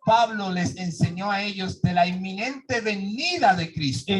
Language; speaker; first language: Spanish; native; Spanish